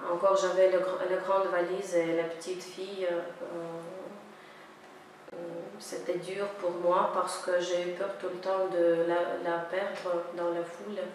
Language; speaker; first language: French; non-native, fluent; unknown